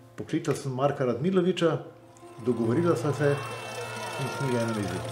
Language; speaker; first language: Slovenian; native; Slovenian